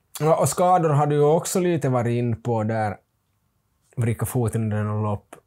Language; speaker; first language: Swedish; native; Swedish